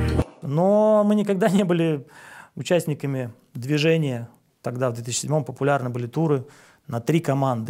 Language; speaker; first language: Russian; native; Russian